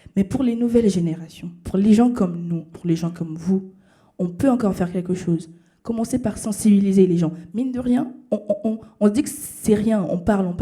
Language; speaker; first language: French; early bilingual, other home language; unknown